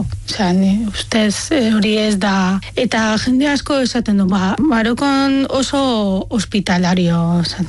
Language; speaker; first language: Basque; non-native, fluent; Arabic